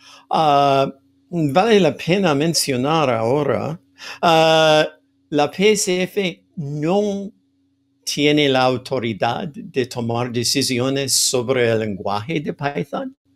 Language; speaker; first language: Spanish; non-native, fluent; English